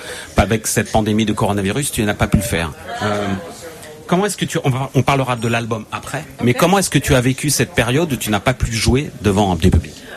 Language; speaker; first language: French; native; French